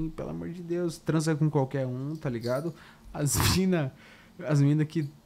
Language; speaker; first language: Portuguese; native; Portuguese